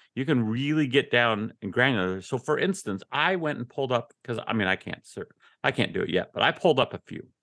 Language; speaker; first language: English; native; English